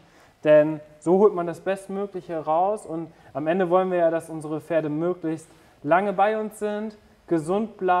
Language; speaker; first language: German; native; German